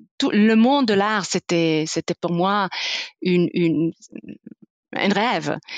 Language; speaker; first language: French; non-native, fluent; Italian